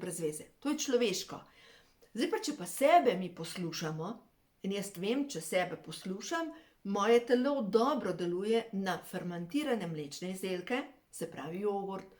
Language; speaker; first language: Slovenian; native; Slovenian